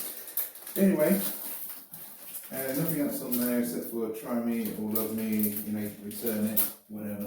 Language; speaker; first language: English; native; English